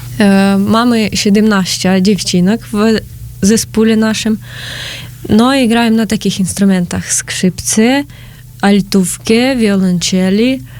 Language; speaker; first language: Polish; non-native, learner; Ukrainian